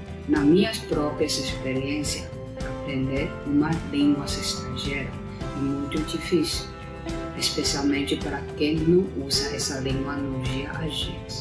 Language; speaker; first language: Portuguese; non-native, fluent; Chinese